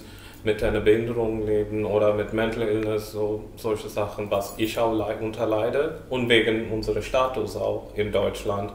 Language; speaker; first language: German; non-native, learner; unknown